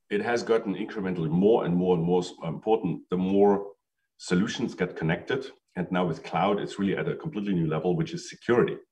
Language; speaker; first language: English; non-native, fluent; German